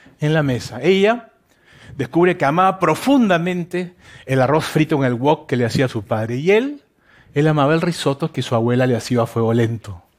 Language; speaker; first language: Spanish; native; Spanish